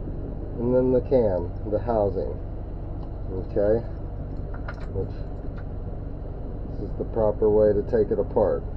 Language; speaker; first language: English; native; English